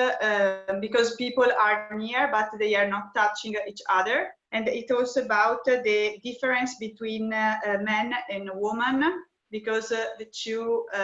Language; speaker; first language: English; non-native, fluent; Italian